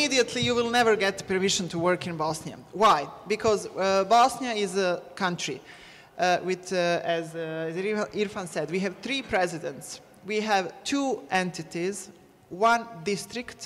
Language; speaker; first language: English; non-native, fluent; Bosnian